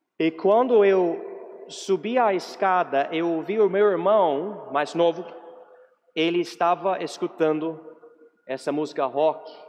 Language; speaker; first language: Portuguese; non-native, fluent; English